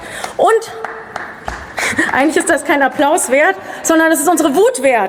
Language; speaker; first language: German; native; German